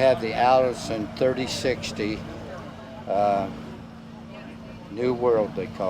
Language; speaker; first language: English; native; English